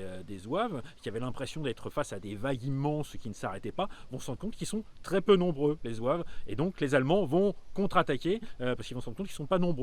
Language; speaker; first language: French; native; French